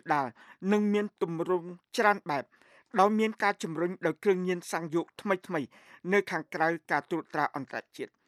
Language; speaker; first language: Khmer; native; Khmer